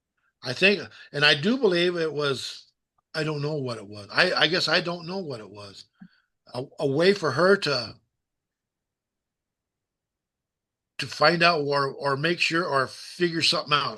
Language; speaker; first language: English; native; English